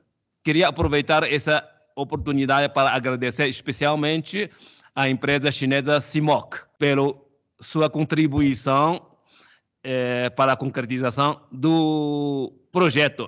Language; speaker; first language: Portuguese; non-native, fluent; Chinese